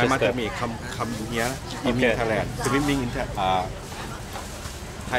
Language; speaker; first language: English; non-native, learner; Thai